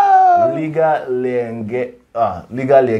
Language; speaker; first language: Russian; non-native, learner; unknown